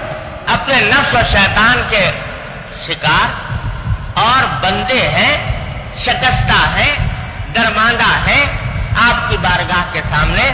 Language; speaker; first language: Urdu; native; Urdu